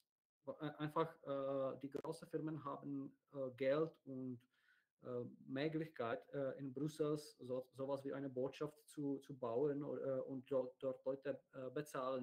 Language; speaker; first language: German; non-native, learner; Czech